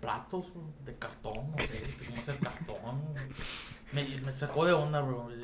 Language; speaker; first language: Spanish; early bilingual, heritage; Spanish